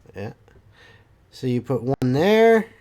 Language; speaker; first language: English; native; English